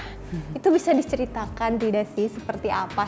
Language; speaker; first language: Indonesian; native; Indonesian